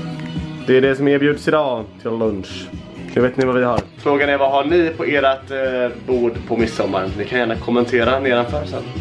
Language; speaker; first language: Swedish; native; Swedish